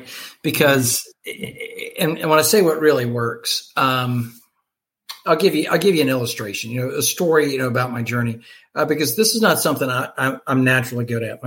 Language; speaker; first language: English; native; English